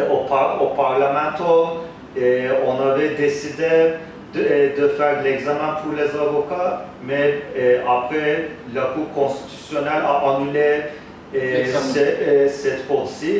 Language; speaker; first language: French; non-native, fluent; Turkish